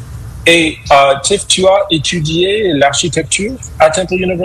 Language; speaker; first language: French; non-native, fluent; English